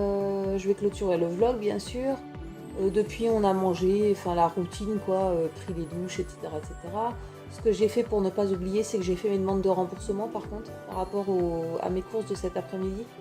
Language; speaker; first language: French; native; French